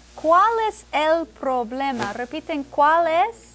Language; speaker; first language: Spanish; non-native, fluent; English